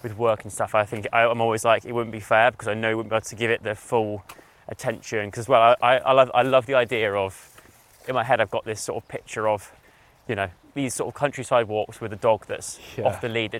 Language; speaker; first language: English; native; English